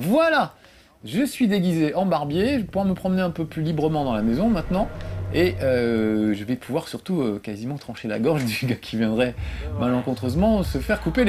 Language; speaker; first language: French; native; French